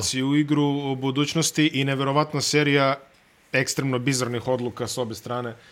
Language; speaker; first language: Bosnian; native; Bosnian